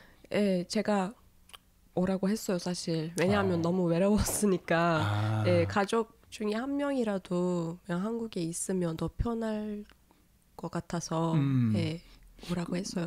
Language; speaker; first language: Korean; non-native, fluent; Turkish